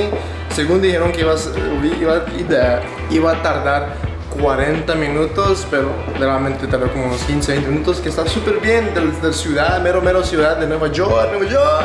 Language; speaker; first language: Spanish; early bilingual, heritage; Spanish